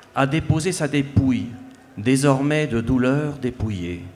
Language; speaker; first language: Spanish; non-native, fluent; Swiss German